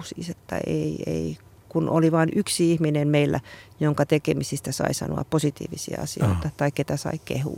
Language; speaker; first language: Finnish; native; Finnish